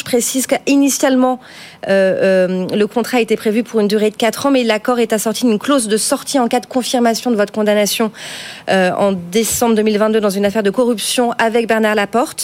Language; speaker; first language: French; native; French